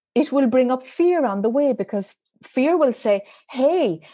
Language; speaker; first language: English; native; English